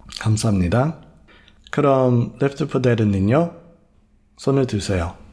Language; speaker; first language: Korean; non-native, fluent; English